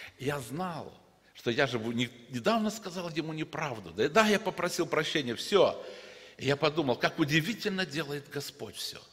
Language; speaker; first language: Russian; native; Russian